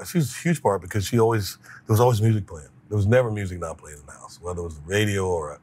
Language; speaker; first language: English; native; English